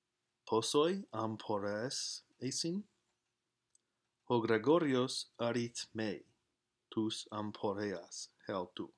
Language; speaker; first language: Greek; non-native, fluent; English